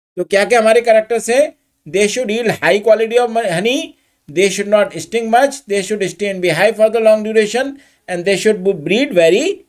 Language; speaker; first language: Hindi; native; Hindi